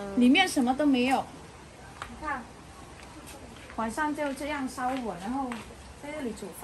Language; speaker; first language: Chinese; non-native, fluent; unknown